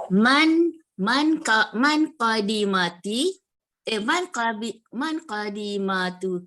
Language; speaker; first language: Arabic; non-native, learner; Malay